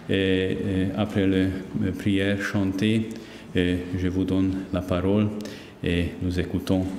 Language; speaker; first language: French; non-native, learner; Hungarian